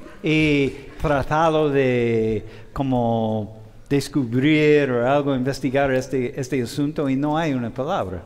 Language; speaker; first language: Spanish; non-native, fluent; English